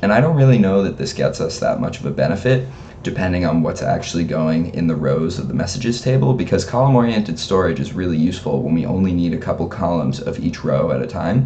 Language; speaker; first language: English; native; English